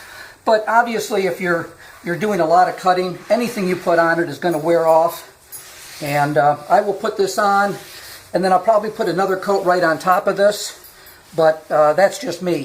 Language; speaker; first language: English; native; English